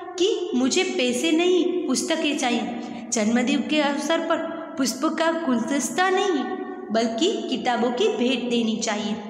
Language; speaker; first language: Hindi; non-native, local second language; Gujarati